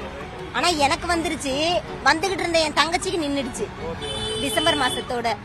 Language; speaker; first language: Tamil; native; Tamil